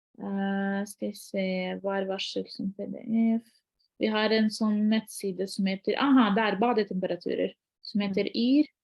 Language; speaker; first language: Norwegian; non-native, fluent; Ukrainian